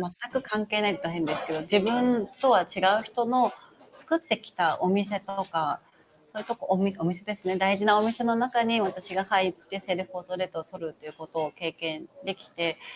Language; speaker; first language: Japanese; native; Japanese